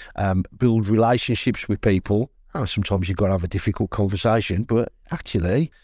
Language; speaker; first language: English; native; English